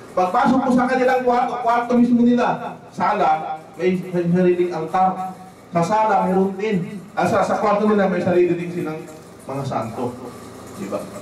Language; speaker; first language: Filipino; non-native, local second language; Waray